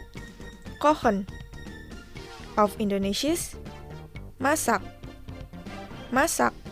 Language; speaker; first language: German; non-native, fluent; Indonesian